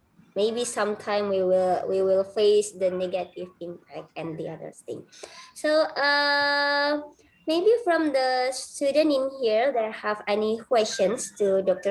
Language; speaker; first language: English; non-native, fluent; Indonesian